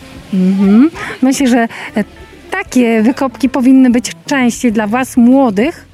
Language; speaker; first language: Polish; native; Polish